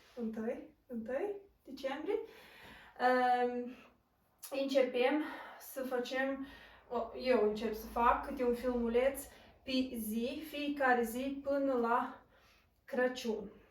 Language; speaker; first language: Romanian; non-native, local second language; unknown